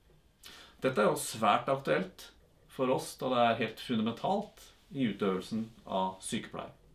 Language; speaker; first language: Norwegian; native; Norwegian